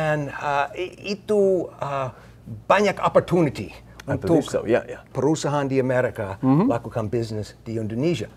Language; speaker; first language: Indonesian; non-native, learner; English